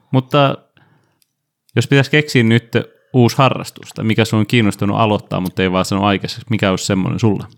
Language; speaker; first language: Finnish; native; Finnish